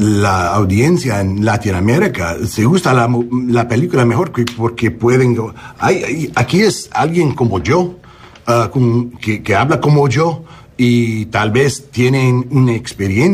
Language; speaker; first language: Spanish; non-native, learner; English